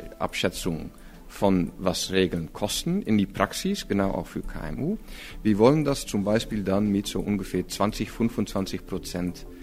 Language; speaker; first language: German; non-native, fluent; Dutch